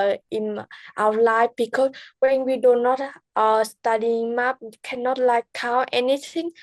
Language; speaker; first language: English; non-native, learner; Vietnamese